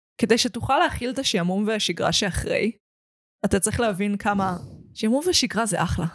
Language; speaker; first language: Hebrew; native; Hebrew